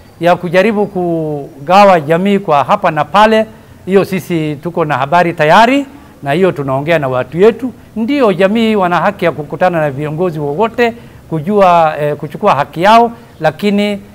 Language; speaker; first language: Swahili; non-native, local second language; Somali